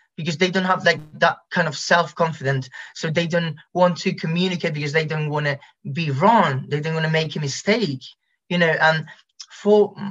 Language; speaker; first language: English; non-native, fluent; Spanish